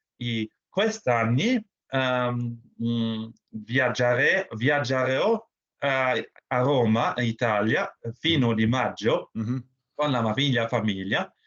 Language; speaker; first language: Italian; non-native, learner; German